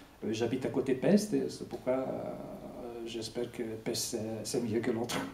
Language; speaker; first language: French; non-native, fluent; Hungarian